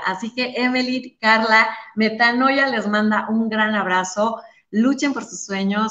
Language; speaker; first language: Spanish; native; Spanish